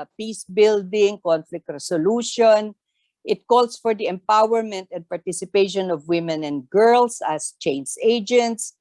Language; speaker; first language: English; non-native, local second language; Tausug